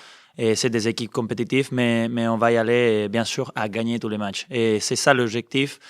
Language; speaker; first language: French; non-native, fluent; Spanish